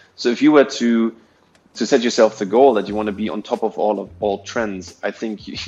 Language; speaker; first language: English; non-native, fluent; German